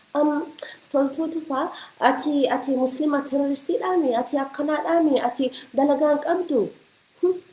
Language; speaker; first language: Oromo; early bilingual, heritage; Oromo